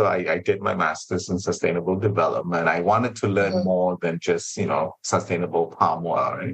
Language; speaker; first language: English; non-native, local second language; Malay